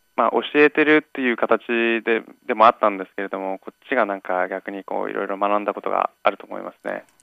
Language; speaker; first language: Japanese; early bilingual, other home language; English